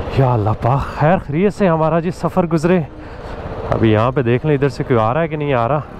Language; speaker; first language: Urdu; non-native, local second language; Pashto